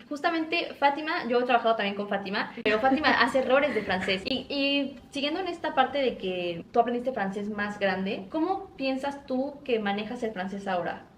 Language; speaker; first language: Spanish; native; Spanish